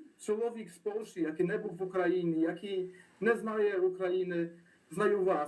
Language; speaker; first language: Polish; non-native, learner; Ukrainian